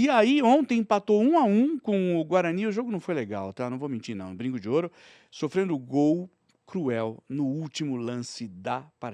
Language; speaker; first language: Portuguese; native; Portuguese